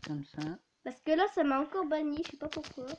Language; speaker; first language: French; native; French